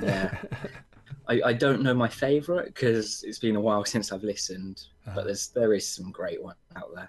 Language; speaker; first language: English; native; English